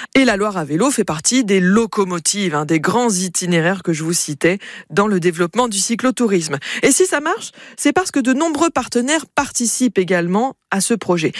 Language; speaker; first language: French; native; French